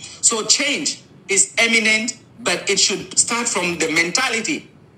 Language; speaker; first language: English; native; English